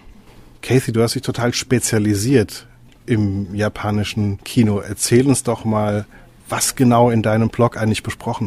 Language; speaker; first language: German; native; German